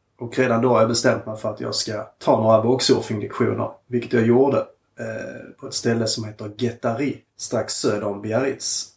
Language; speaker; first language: Swedish; native; Swedish